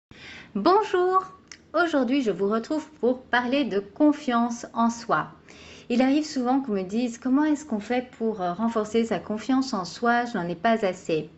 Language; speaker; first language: French; native; French